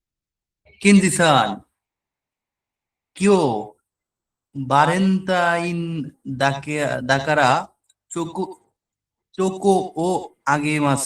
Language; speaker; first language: Japanese; non-native, learner; Bangla